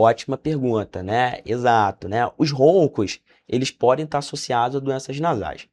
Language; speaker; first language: Portuguese; native; Portuguese